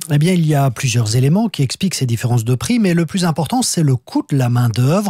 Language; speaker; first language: French; native; French